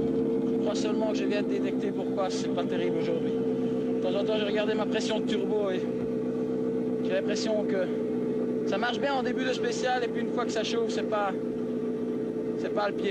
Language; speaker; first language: French; native; French